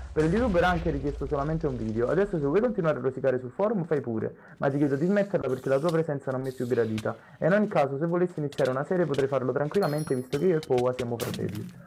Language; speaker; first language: Italian; native; Italian